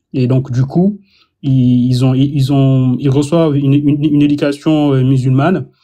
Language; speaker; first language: French; non-native, local second language; Wolof